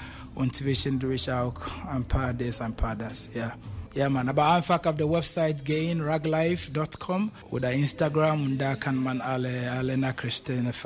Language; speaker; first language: German; non-native, fluent; Akan